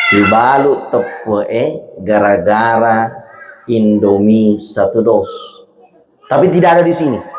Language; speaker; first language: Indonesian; non-native, local second language; Buginese